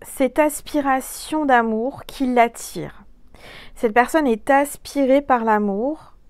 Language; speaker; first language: French; native; French